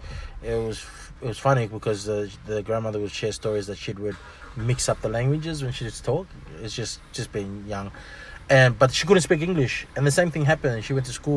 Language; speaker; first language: English; non-native, local second language; Fijian